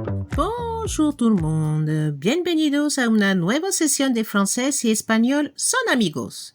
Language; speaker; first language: Spanish; non-native, fluent; French